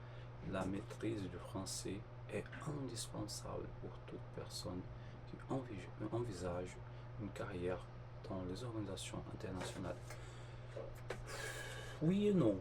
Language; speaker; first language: French; non-native, fluent; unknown